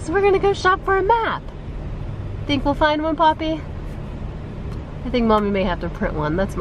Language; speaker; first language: English; native; English